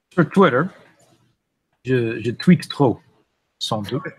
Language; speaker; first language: French; non-native, fluent; English